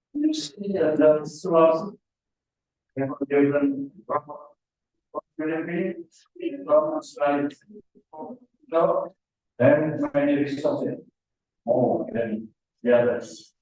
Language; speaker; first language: English; non-native, learner; Indonesian